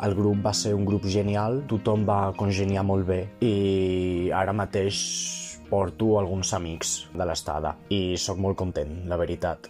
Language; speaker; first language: Catalan; non-native, local second language; Spanish